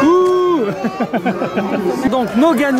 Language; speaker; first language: French; native; French